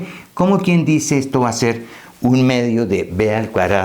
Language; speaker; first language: Spanish; native; Spanish